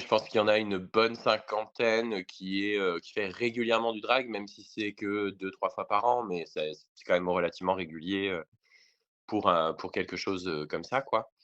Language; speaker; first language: French; native; French